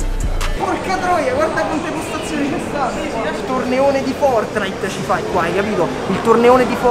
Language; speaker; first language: Italian; native; Italian